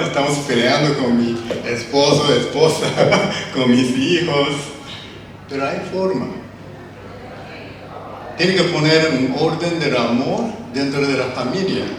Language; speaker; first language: Spanish; non-native, learner; Japanese